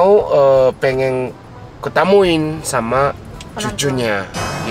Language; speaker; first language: Indonesian; non-native, fluent; Japanese